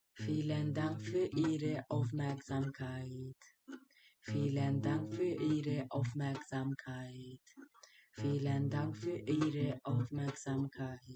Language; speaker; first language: German; early bilingual, other home language; Turkish